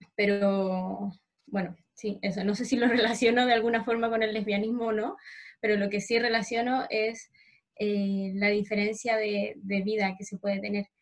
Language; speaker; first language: Spanish; native; Spanish